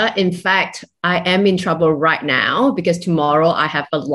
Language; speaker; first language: English; non-native, local second language; Chinese